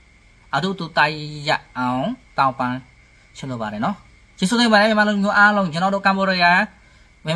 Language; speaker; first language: Burmese; non-native, learner; Khmer